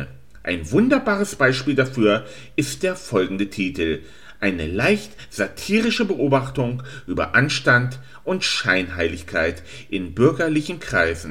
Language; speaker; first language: German; native; German